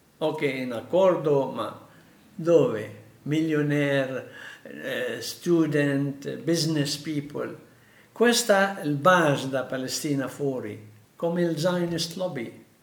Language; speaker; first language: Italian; non-native, learner; Arabic